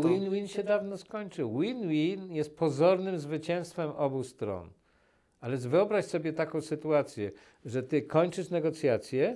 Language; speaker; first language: Polish; native; Polish